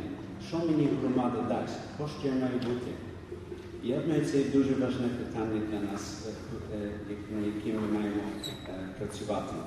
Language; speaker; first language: Ukrainian; early bilingual, other home language; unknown